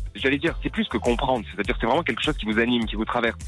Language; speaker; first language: French; native; French